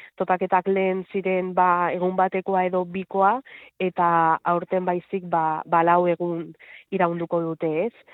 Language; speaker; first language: Basque; non-native, local second language; Spanish